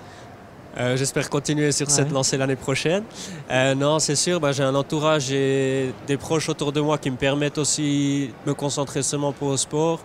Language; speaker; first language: French; native; French